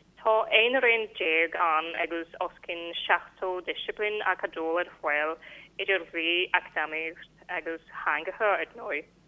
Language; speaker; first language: Irish; non-native, fluent; Polish